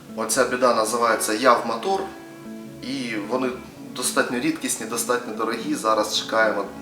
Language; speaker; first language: Ukrainian; native; Ukrainian